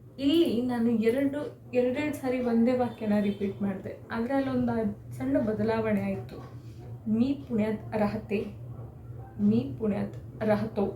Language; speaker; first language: Kannada; native; Kannada